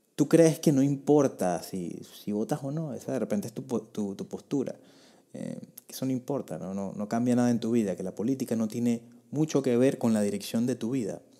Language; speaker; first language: Spanish; native; Spanish